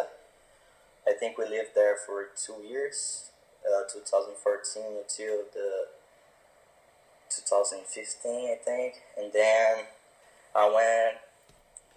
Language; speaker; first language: English; non-native, fluent; Portuguese